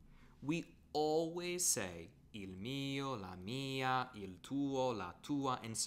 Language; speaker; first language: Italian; non-native, fluent; English